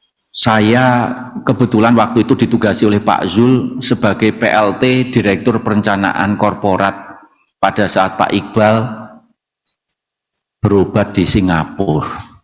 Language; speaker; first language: Indonesian; native; Indonesian